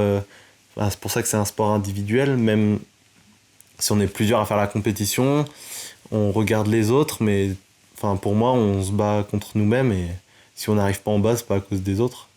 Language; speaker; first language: French; native; French